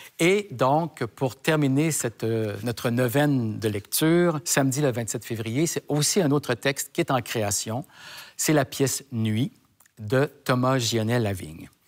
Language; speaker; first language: French; native; French